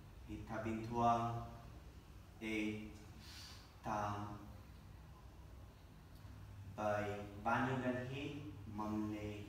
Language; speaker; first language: Vietnamese; non-native, learner; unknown